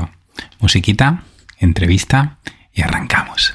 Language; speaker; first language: Spanish; native; Spanish